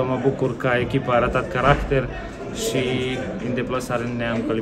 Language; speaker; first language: Romanian; non-native, local second language; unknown